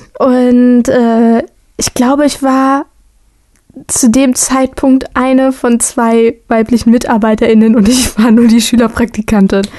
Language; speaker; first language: German; native; German